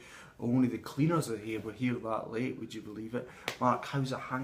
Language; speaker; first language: English; native; English